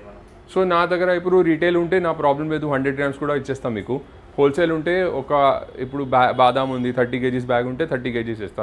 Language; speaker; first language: Telugu; non-native, local second language; Hindi